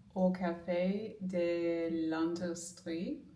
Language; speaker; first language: French; non-native, learner; English